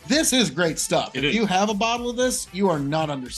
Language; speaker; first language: English; native; English